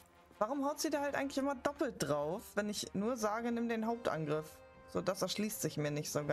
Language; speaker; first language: German; native; German